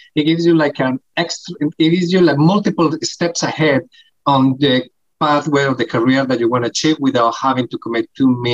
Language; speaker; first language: English; non-native, fluent; Spanish